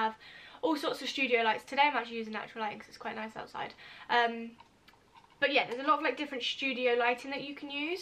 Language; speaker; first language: English; native; English